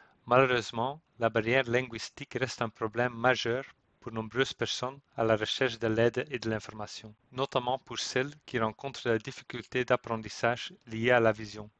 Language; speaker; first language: French; non-native, fluent; Dutch